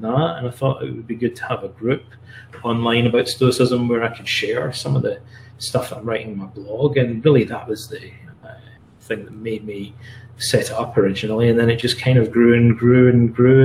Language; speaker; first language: English; native; English